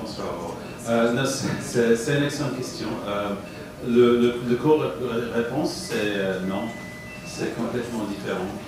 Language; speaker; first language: French; non-native, fluent; English